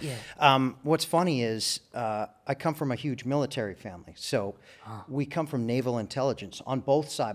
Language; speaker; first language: English; native; English